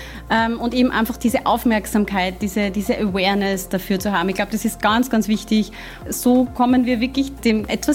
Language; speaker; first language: German; native; German